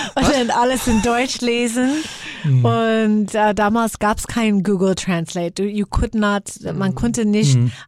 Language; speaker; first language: German; non-native, fluent; English